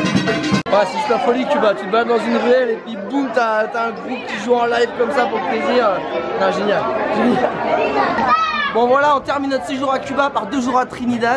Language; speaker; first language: French; native; French